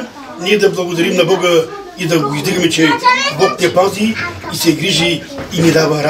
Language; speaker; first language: Bulgarian; non-native, local second language; Romany